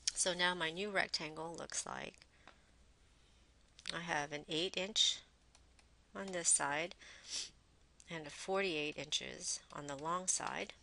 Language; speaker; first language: English; native; English